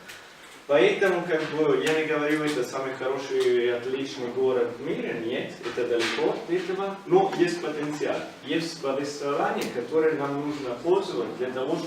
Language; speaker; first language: Russian; non-native, fluent; Italian